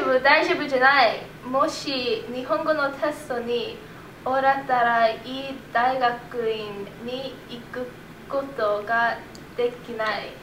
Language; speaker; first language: Japanese; non-native, learner; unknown